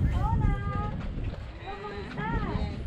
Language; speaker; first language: Spanish; non-native, learner; English